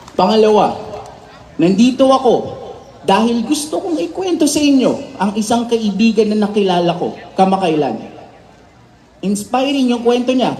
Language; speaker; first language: Filipino; native; Filipino